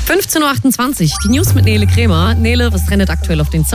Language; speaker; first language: German; native; German